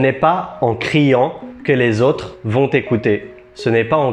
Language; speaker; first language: French; native; French